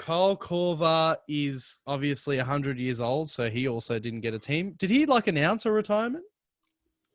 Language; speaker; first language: English; native; English